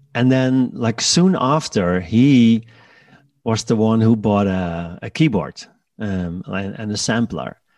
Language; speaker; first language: English; non-native, fluent; Dutch